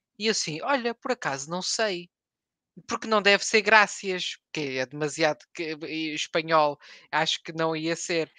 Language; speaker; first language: Portuguese; native; Portuguese